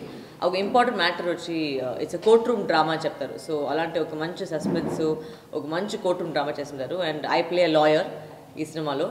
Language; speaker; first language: Telugu; non-native, local second language; Tamil